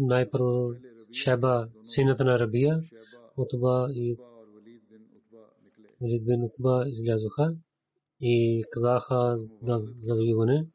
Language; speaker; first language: Bulgarian; non-native, learner; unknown